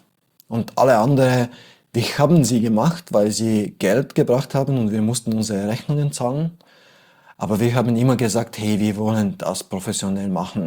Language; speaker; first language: German; non-native, fluent; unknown